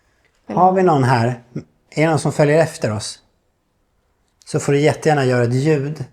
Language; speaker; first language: Swedish; native; Swedish